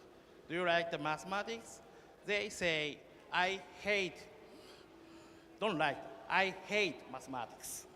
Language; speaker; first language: English; non-native, learner; Japanese